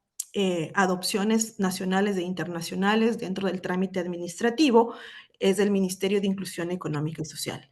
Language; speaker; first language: Spanish; native; Spanish